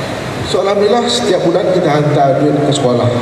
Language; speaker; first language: Malay; native; Malay